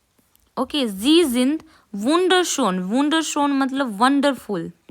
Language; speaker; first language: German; non-native, fluent; Hindi